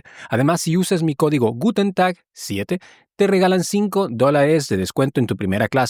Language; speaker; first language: Spanish; native; Spanish